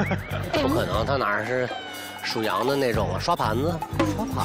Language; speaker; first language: Chinese; native; Chinese